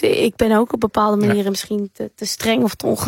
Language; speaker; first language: Dutch; native; Dutch